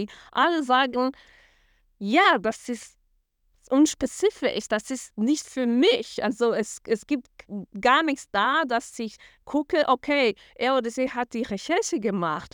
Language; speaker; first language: German; non-native, fluent; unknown